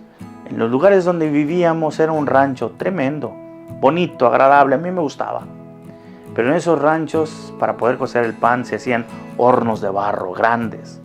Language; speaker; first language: Spanish; native; Spanish